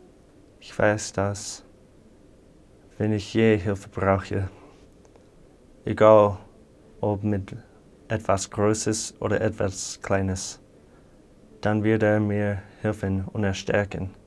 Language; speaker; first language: German; non-native, fluent; English